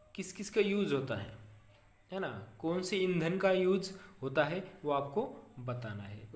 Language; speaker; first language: Hindi; non-native, local second language; Marathi